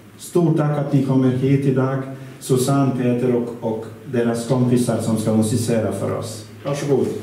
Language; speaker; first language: Swedish; non-native, fluent; Serbian